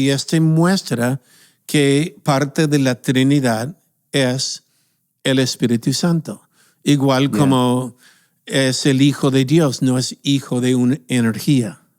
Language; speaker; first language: Spanish; non-native, fluent; English